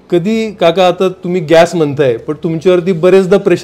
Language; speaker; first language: Marathi; native; Marathi